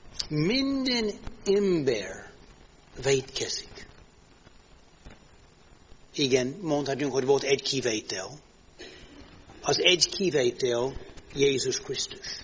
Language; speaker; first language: Hungarian; non-native, learner; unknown